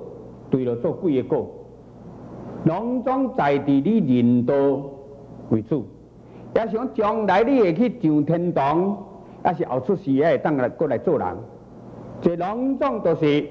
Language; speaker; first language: Chinese; native; Chinese